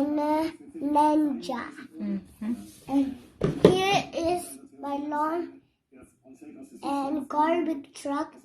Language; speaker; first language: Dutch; early bilingual, other home language; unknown